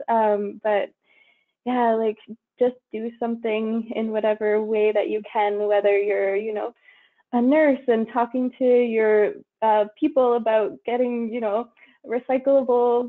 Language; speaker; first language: English; native; English